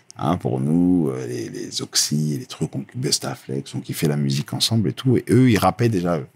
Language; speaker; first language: French; early bilingual, other home language; Lingala